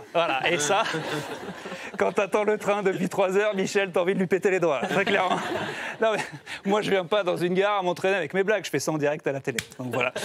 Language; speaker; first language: French; native; French